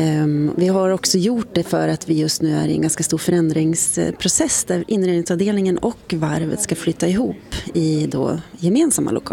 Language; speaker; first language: Swedish; native; Swedish